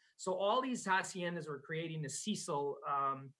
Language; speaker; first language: English; native; English